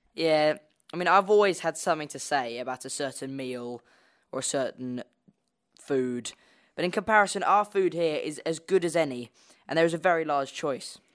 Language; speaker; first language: English; non-native, fluent; Chinese